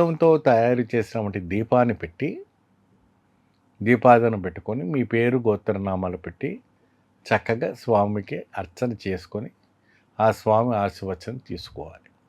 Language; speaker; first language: Telugu; non-native, fluent; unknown